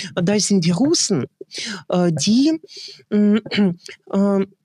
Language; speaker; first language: German; non-native, fluent; Russian